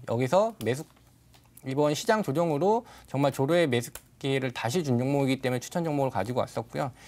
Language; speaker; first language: Korean; native; Korean